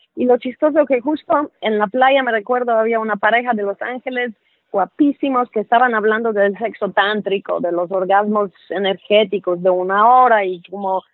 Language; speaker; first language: Spanish; non-native, fluent; Polish